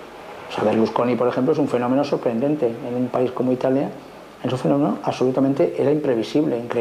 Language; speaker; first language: Spanish; native; Spanish